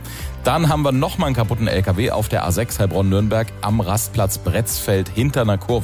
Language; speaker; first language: German; native; German